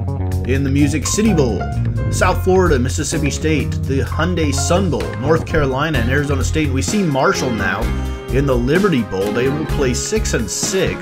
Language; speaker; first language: English; native; English